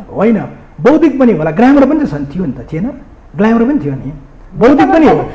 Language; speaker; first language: Nepali; non-native, local second language; Newari